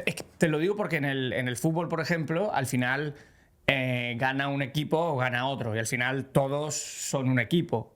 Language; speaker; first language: Spanish; native; Spanish